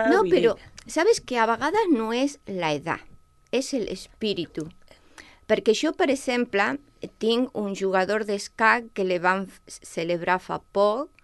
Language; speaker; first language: Catalan; non-native, local second language; Spanish